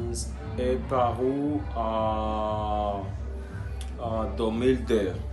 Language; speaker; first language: French; non-native, learner; Spanish